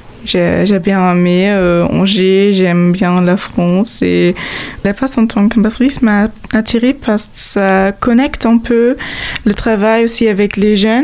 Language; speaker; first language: French; non-native, fluent; German